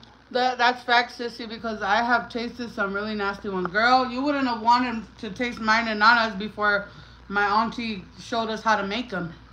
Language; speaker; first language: English; early bilingual, other home language; Spanish